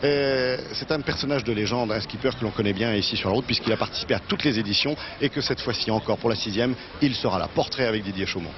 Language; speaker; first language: French; native; French